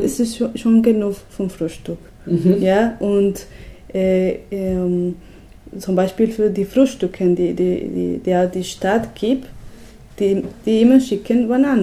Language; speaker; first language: German; non-native, learner; Spanish